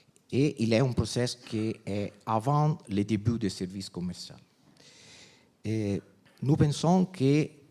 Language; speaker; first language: French; non-native, fluent; Italian